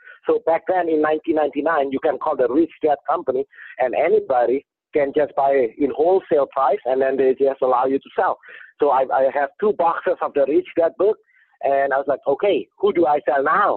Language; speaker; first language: English; non-native, fluent; Indonesian